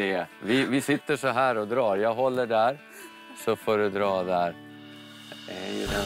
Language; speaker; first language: Swedish; native; Swedish